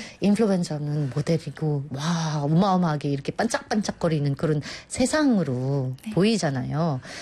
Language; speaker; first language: Korean; non-native, fluent; Filipino